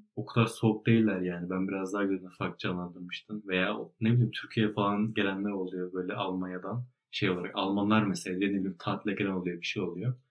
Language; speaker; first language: Turkish; native; Turkish